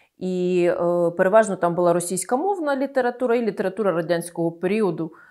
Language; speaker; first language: Ukrainian; native; Ukrainian